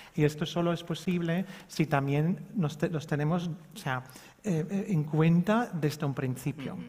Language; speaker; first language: Spanish; early bilingual, heritage; Spanish